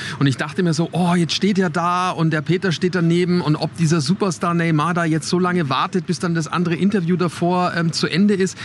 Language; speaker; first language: German; native; German